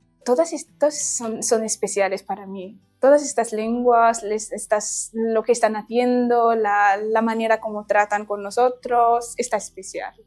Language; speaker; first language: Spanish; non-native, learner; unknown